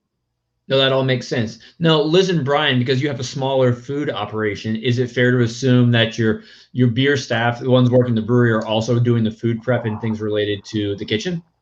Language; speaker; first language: English; native; English